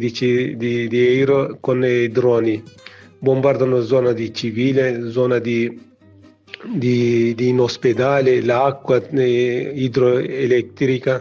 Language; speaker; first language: Italian; non-native, learner; Kurdish